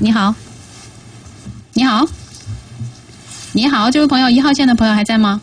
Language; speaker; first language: Chinese; native; Chinese